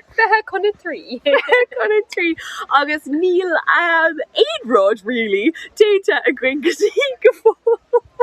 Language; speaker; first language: Irish; non-native, local second language; English